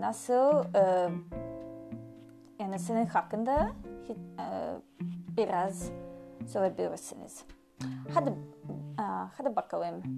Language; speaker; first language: Turkish; non-native, learner; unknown